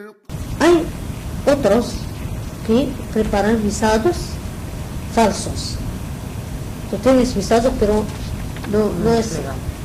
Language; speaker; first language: Spanish; non-native, learner; Arabic